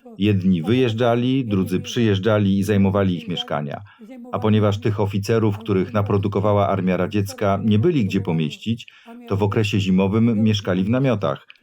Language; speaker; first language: Polish; early bilingual, other home language; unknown